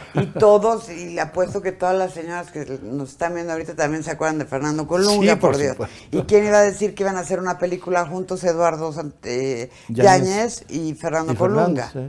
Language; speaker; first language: Spanish; native; Spanish